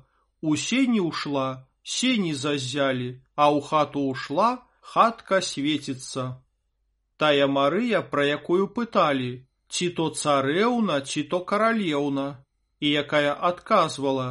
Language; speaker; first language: Belarusian; native; Belarusian